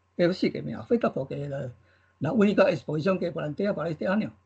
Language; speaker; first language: Spanish; non-native, learner; Chinese